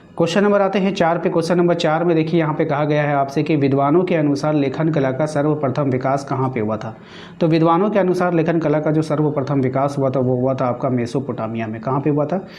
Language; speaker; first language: Hindi; native; Hindi